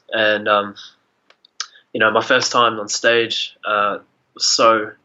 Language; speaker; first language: English; native; English